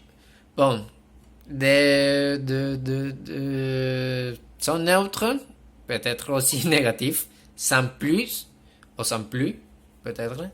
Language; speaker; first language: French; non-native, fluent; Spanish